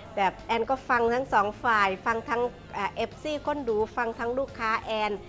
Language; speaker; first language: Thai; non-native, local second language; Northeastern Thai